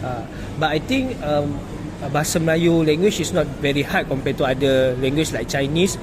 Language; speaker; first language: English; non-native, local second language; Malay